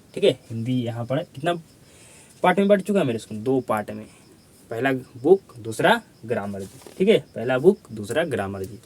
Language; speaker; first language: Hindi; native; Hindi